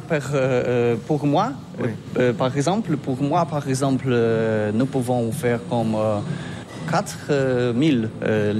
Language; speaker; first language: French; non-native, learner; Polish